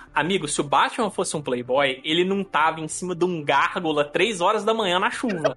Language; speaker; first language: Portuguese; native; Portuguese